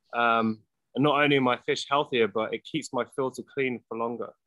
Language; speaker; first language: English; native; English